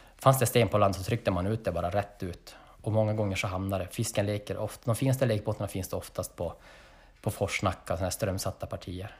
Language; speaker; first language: Swedish; native; Swedish